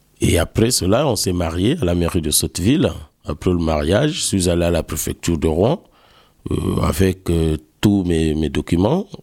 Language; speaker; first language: French; non-native, local second language; Lingala